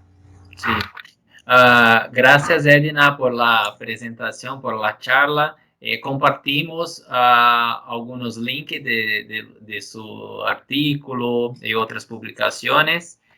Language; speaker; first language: Spanish; non-native, fluent; Portuguese